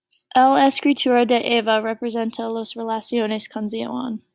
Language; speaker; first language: Spanish; non-native, learner; English